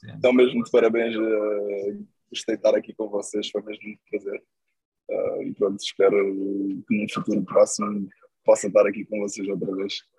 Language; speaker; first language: Portuguese; non-native, local second language; Kabuverdianu